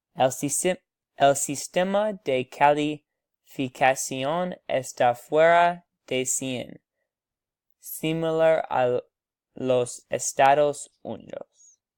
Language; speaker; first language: Spanish; non-native, learner; English